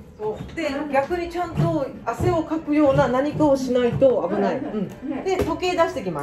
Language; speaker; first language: Japanese; native; Japanese